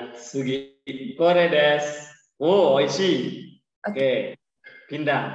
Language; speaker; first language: Japanese; non-native, fluent; Indonesian